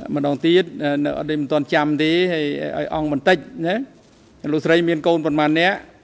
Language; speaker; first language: Khmer; native; Khmer